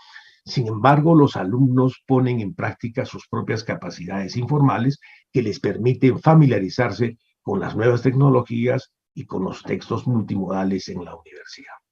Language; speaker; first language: Spanish; native; Spanish